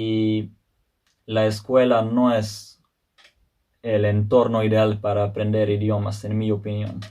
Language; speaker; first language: Spanish; non-native, fluent; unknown